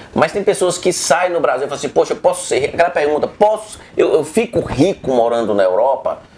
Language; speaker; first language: Portuguese; native; Portuguese